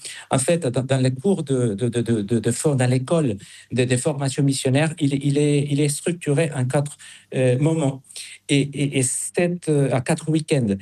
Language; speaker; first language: French; non-native, fluent; Spanish